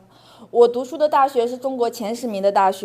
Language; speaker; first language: Chinese; native; Chinese